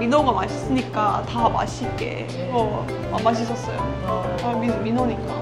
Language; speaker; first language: Korean; non-native, fluent; Estonian